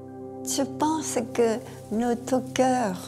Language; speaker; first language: French; non-native, fluent; Korean